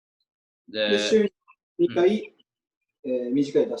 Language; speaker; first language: Japanese; native; Japanese